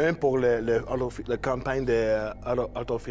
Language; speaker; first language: French; non-native, local second language; English